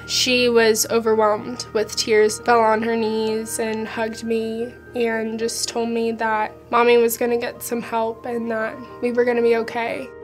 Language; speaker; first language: English; native; English